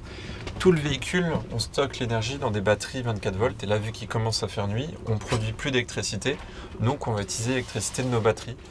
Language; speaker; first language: French; native; French